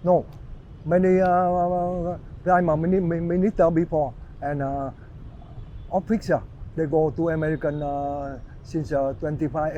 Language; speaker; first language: English; non-native, learner; Vietnamese